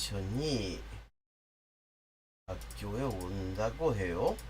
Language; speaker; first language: Korean; non-native, learner; English